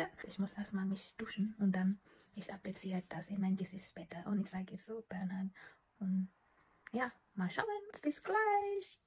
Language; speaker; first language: German; non-native, learner; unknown